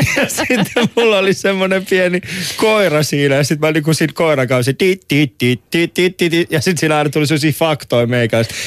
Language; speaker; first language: Finnish; early bilingual, other home language; Persian